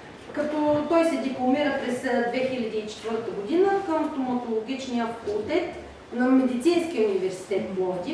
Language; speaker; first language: Bulgarian; native; Bulgarian